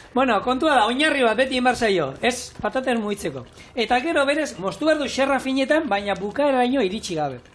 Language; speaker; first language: Basque; native; Basque